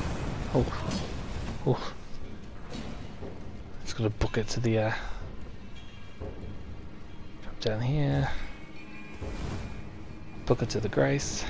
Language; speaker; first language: English; native; English